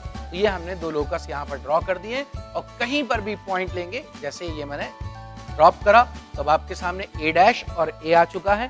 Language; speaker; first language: Hindi; native; Hindi